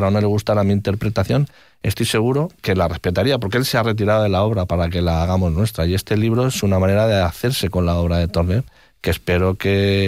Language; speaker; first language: Spanish; native; Spanish